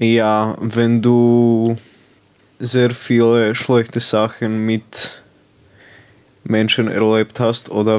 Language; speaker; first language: German; non-native, local second language; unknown